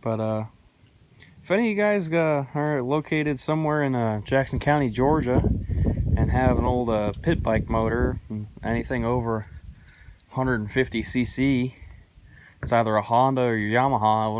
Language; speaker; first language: English; native; English